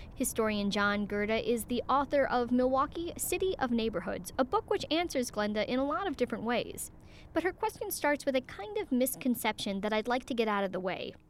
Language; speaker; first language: English; native; English